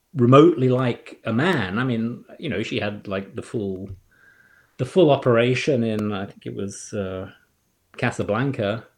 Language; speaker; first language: English; native; English